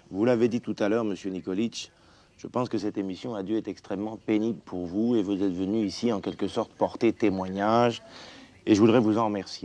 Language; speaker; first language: French; native; French